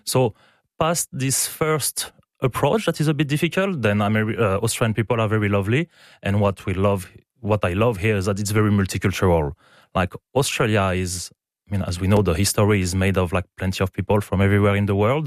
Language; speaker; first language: English; non-native, fluent; French